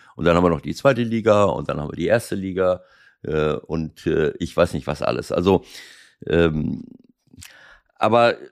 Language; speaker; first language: German; native; German